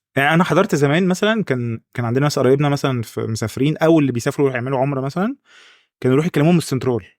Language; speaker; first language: Egyptian Arabic; native; Egyptian Arabic